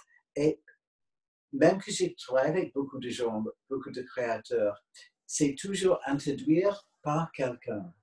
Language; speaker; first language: French; non-native, fluent; English